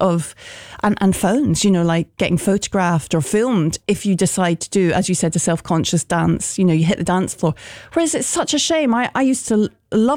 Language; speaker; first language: English; native; English